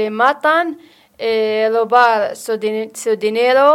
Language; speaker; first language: Spanish; non-native, learner; Arabic